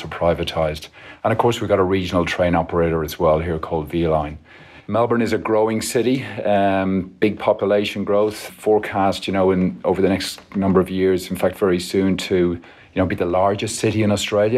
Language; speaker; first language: English; native; English